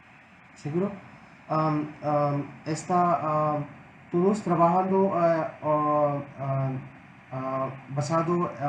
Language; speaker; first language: Spanish; non-native, learner; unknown